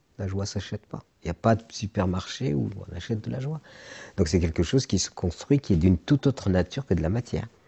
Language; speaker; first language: French; non-native, local second language; Arabic